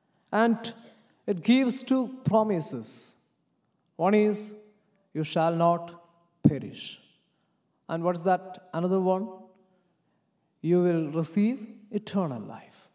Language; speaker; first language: English; non-native, local second language; Malayalam